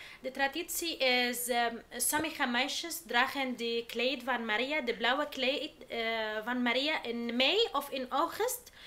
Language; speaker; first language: Dutch; non-native, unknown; Arabic